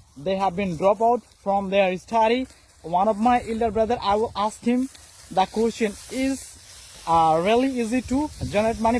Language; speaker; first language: English; non-native, local second language; Bangla